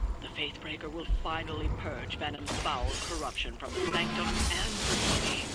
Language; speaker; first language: English; native; English